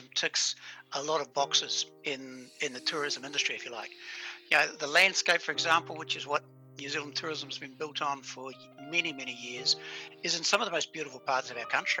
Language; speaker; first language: English; native; English